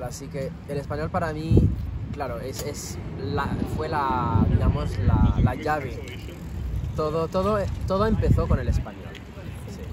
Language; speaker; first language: Spanish; non-native, fluent; French